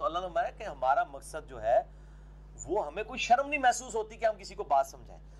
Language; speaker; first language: Urdu; non-native, local second language; Punjabi